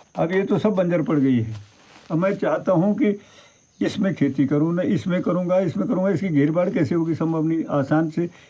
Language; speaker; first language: Hindi; non-native, local second language; Garhwali